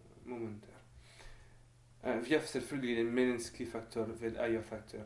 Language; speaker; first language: Norwegian; non-native, learner; French